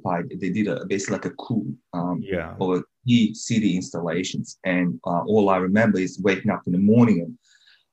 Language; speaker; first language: English; non-native, fluent; Bosnian